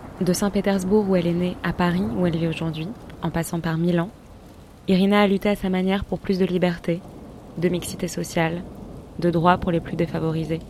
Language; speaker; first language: French; native; French